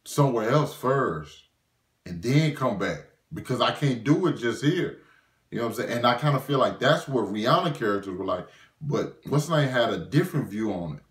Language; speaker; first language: English; native; English